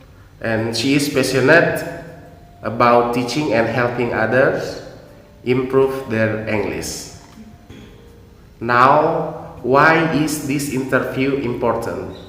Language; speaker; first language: English; non-native, fluent; Indonesian